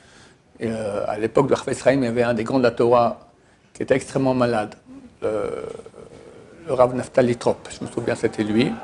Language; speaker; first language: French; native; French